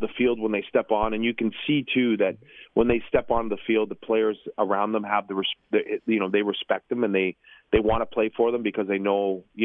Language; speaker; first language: English; native; English